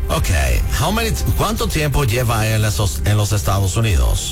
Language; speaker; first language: Spanish; non-native, learner; English